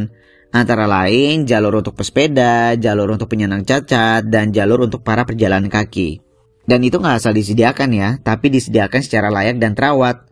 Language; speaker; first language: Indonesian; native; Indonesian